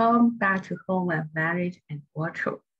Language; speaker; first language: English; non-native, learner; Chinese